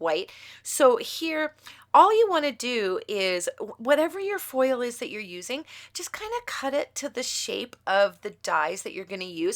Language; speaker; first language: English; native; English